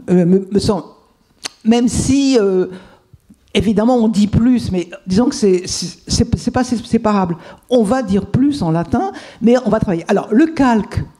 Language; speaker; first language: French; native; French